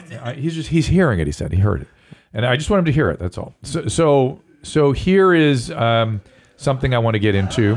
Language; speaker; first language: English; native; English